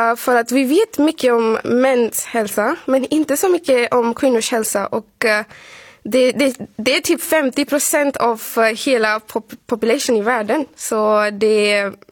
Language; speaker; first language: Swedish; non-native, fluent; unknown